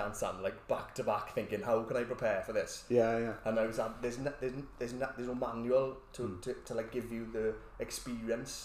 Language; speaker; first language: English; native; English